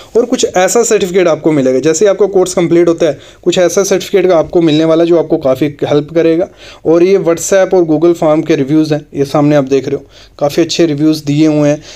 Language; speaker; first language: Hindi; native; Hindi